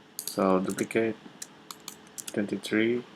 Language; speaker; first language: English; non-native, fluent; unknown